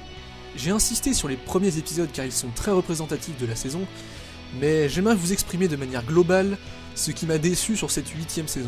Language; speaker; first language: French; native; French